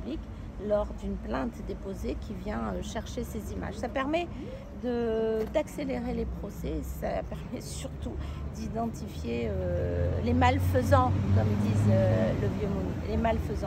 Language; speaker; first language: French; native; French